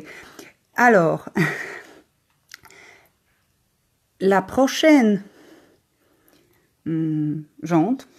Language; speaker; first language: French; non-native, learner; Polish